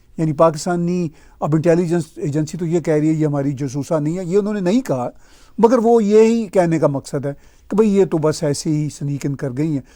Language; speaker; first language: Urdu; non-native, local second language; Punjabi